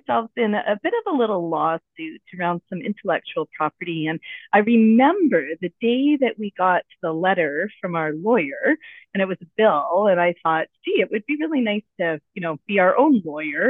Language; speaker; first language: English; native; English